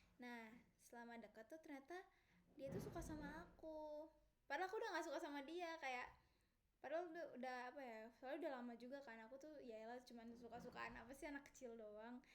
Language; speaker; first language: Indonesian; native; Indonesian